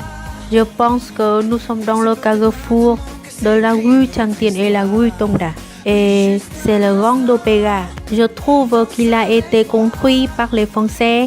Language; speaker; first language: French; non-native, learner; Vietnamese